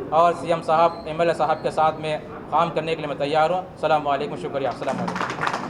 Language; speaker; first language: Urdu; native; Urdu